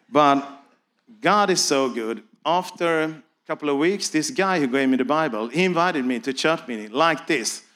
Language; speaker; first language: English; non-native, fluent; Swedish